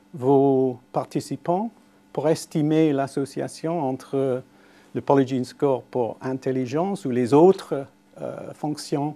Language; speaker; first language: French; non-native, fluent; English